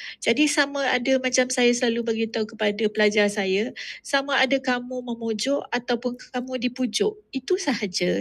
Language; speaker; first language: Malay; native; Malay